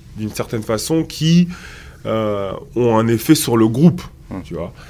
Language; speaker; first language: French; native; French